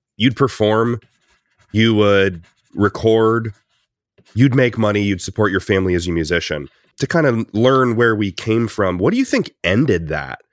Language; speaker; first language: English; native; English